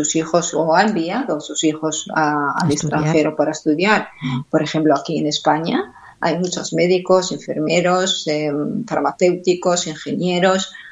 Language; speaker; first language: Catalan; non-native, fluent; Arabic